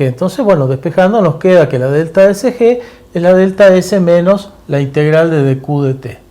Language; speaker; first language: Spanish; native; Spanish